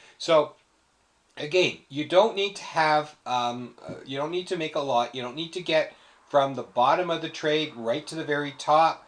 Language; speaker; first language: English; native; English